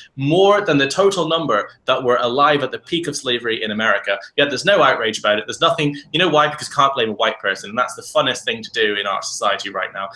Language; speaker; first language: English; native; English